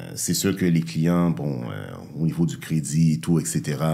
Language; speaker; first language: French; native; French